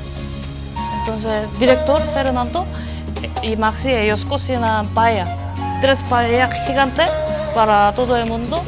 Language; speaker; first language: Spanish; non-native, learner; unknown